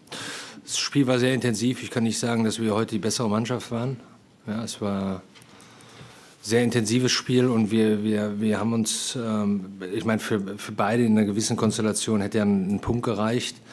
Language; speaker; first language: German; native; German